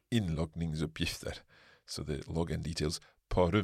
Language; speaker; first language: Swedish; non-native, learner; English